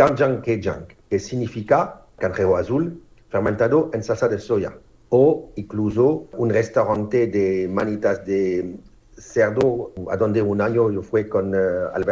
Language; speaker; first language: Spanish; non-native, learner; French